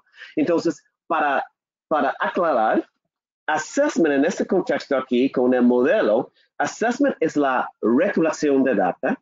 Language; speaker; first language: Spanish; non-native, learner; English